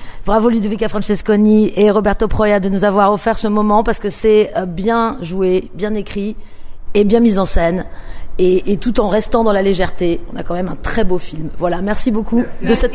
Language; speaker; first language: French; native; French